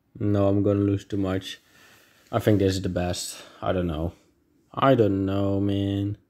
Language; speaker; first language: English; non-native, fluent; Dutch